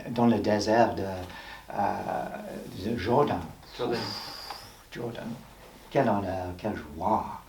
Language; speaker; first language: French; non-native, learner; English